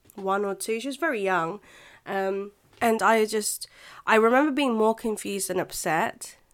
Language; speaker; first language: English; non-native, local second language; Filipino